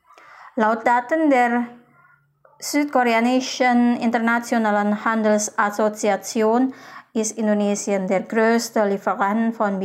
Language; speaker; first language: German; non-native, fluent; Indonesian